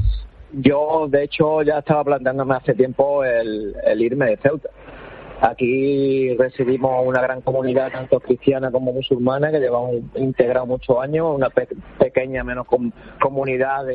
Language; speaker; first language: Spanish; native; Spanish